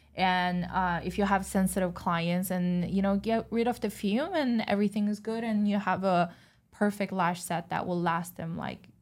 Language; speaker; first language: English; non-native, fluent; Chinese